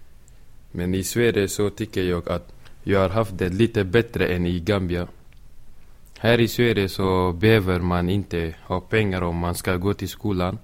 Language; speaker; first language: Swedish; early bilingual, other home language; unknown